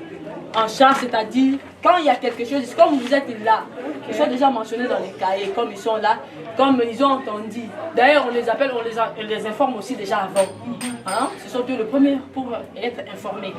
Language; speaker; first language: French; non-native, local second language; Lingala